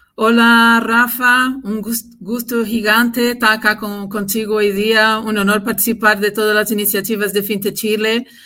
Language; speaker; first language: Spanish; non-native, fluent; Portuguese